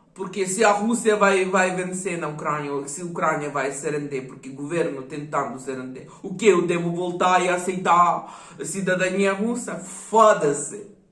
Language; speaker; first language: Portuguese; non-native, fluent; Russian